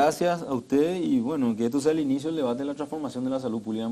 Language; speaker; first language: Spanish; native; Spanish